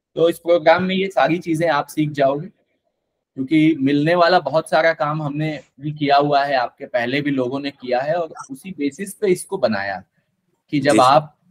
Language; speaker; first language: Hindi; native; Hindi